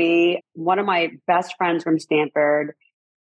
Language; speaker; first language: English; native; English